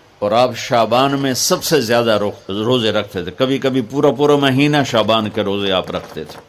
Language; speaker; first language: Urdu; non-native, local second language; Punjabi